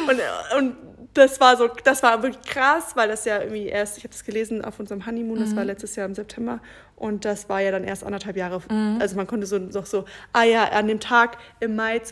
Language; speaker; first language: German; native; German